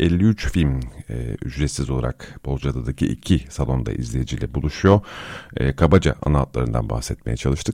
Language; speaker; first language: Turkish; native; Turkish